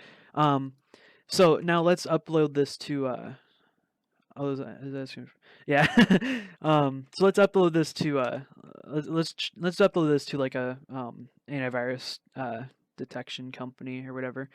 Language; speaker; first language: English; native; English